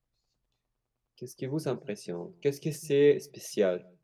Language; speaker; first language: French; non-native, fluent; Spanish